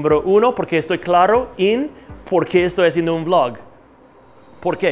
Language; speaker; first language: Spanish; non-native, fluent; English